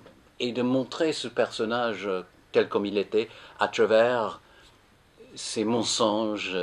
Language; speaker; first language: French; non-native, fluent; English